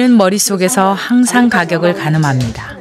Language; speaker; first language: Korean; native; Korean